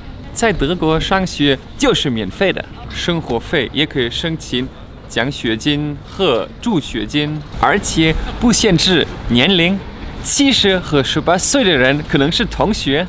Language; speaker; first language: Chinese; non-native, fluent; German